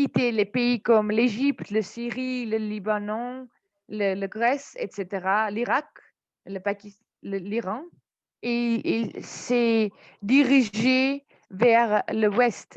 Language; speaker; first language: French; non-native, fluent; Armenian